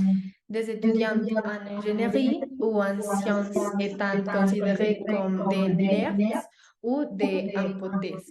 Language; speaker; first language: French; non-native, learner; Spanish